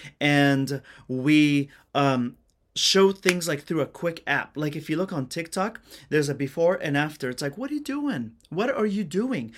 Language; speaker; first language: English; early bilingual, other home language; Persian